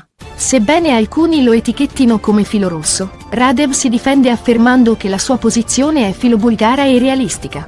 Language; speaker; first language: Italian; native; Italian